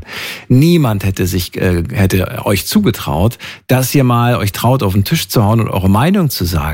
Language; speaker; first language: German; native; German